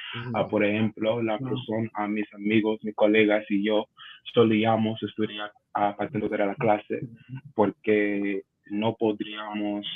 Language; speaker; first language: Spanish; non-native, learner; English